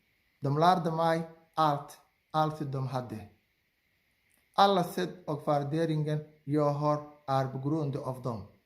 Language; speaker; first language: Swedish; non-native, learner; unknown